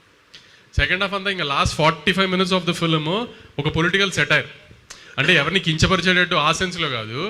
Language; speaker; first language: Telugu; native; Telugu